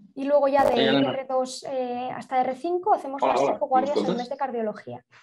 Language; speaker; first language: Spanish; native; Spanish